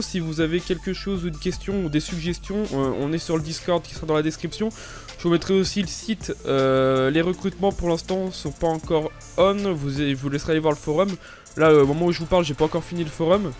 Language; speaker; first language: French; native; French